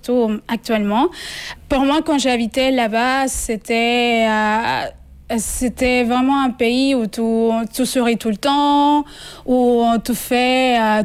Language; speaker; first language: French; non-native, fluent; Spanish